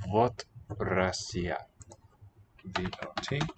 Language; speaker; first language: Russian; non-native, learner; English